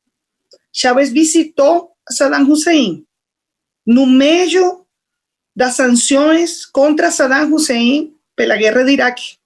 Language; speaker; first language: Portuguese; non-native, fluent; Spanish